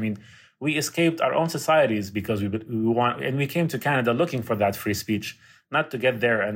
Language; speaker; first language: English; non-native, fluent; Arabic